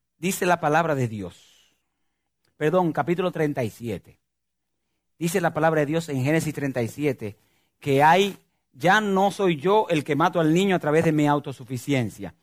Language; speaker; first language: Spanish; native; Spanish